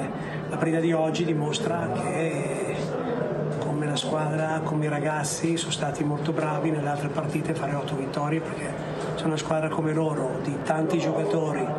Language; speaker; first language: Italian; non-native, fluent; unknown